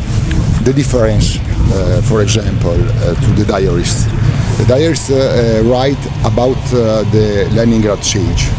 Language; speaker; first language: English; non-native, learner; Italian